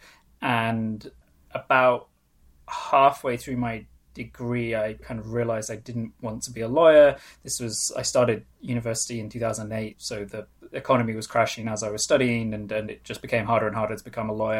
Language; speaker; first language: English; non-native, local second language; Welsh